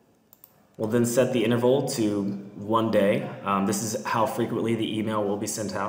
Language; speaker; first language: English; native; English